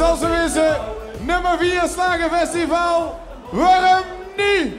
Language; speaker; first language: Dutch; native; Dutch